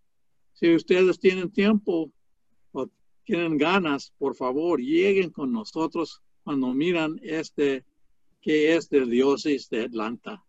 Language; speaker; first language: Spanish; non-native, fluent; English